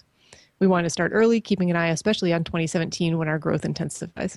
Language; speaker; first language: English; native; English